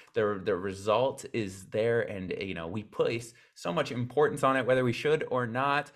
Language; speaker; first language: English; native; English